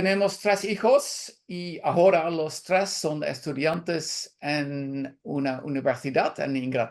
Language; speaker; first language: Spanish; non-native, learner; Dutch